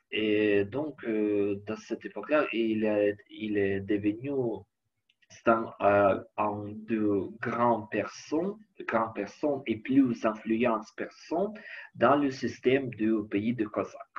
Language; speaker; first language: French; non-native, learner; Ukrainian